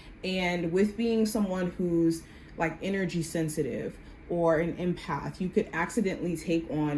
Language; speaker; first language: English; native; English